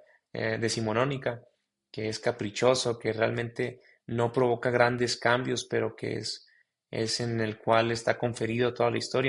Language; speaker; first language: Spanish; native; Spanish